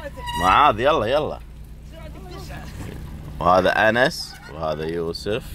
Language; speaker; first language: Arabic; native; Arabic